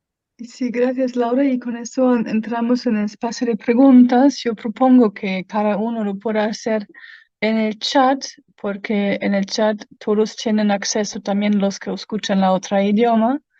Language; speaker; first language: Spanish; non-native, fluent; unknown